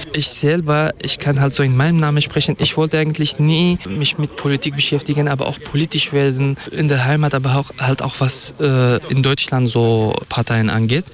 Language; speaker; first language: German; non-native, fluent; Kurdish